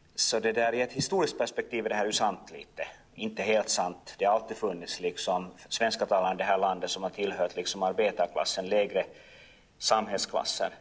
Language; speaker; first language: Swedish; native; Swedish